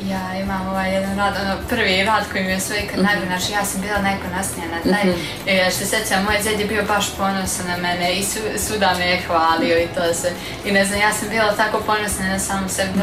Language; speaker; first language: Serbian; native; Serbian